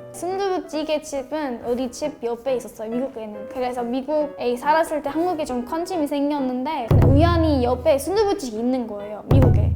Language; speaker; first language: Korean; non-native, fluent; English